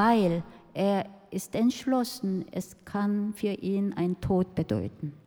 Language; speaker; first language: German; non-native, fluent; Korean